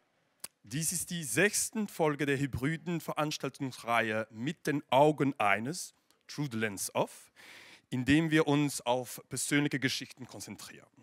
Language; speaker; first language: German; non-native, fluent; Dutch